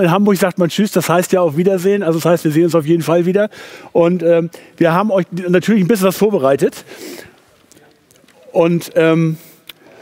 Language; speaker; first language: German; native; German